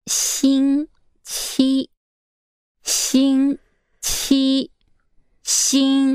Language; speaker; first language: Chinese; non-native, learner; English